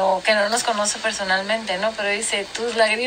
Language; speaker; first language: Spanish; native; Spanish